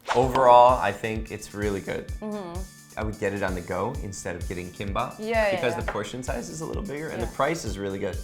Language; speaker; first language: English; native; English